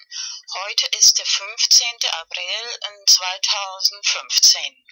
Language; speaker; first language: German; non-native, fluent; Spanish